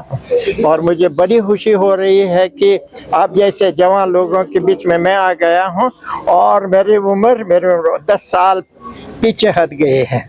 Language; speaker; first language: Hindi; non-native, fluent; Uzbek